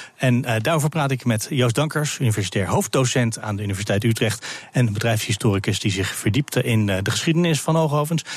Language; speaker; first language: Dutch; native; Dutch